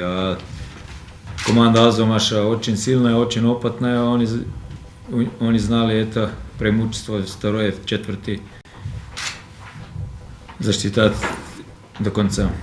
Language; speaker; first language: Russian; non-native, learner; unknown